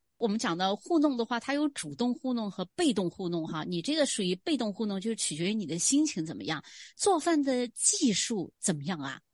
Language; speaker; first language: Chinese; native; Chinese